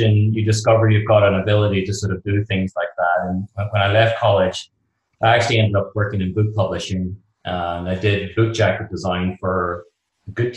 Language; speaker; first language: English; native; English